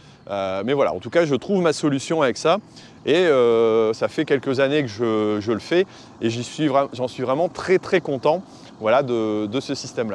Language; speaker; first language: French; native; French